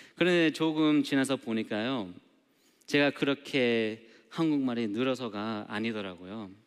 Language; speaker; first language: Korean; non-native, learner; English